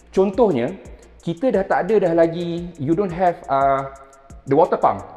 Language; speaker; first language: English; non-native, local second language; Malay